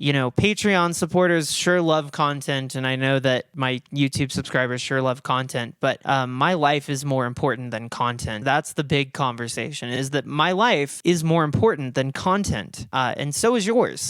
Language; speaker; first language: English; native; English